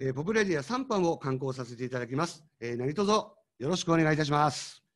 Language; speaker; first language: Japanese; native; Japanese